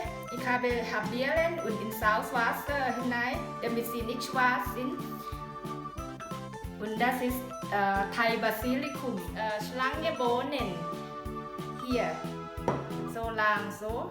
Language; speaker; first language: German; non-native, learner; Thai